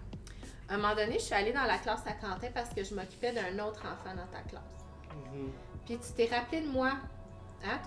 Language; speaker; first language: French; native; French